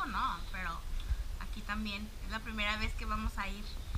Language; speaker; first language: Spanish; native; Spanish